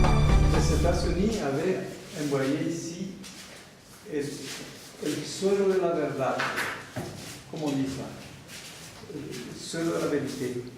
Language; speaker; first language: French; non-native, learner; Spanish